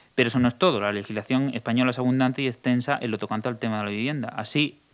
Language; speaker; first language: Spanish; native; Spanish